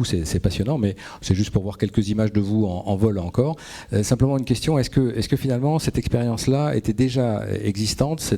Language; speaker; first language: French; native; French